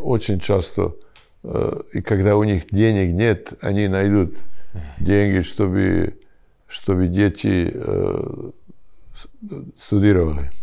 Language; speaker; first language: Russian; non-native, learner; Serbian